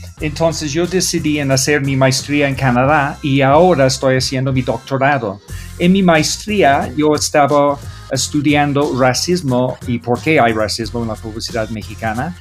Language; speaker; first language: Spanish; non-native, learner; English